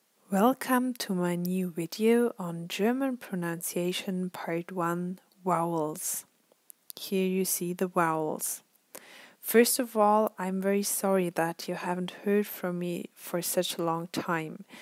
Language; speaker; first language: English; non-native, fluent; German